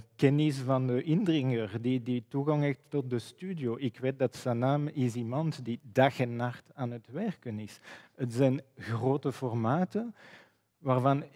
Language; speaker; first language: Dutch; non-native, fluent; French